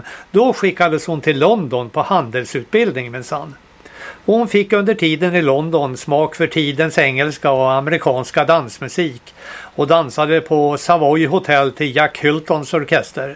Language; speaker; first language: Swedish; native; Swedish